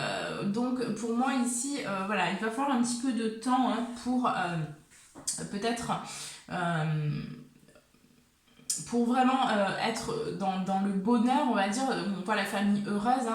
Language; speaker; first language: French; native; French